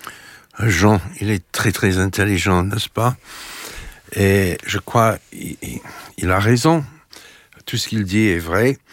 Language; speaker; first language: French; non-native, fluent; English